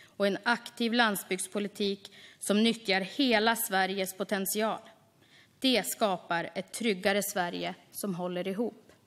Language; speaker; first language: Swedish; native; Swedish